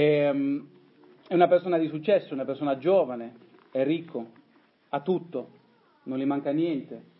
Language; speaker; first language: Italian; non-native, fluent; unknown